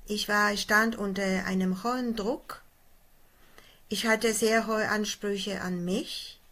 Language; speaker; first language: German; non-native, fluent; Polish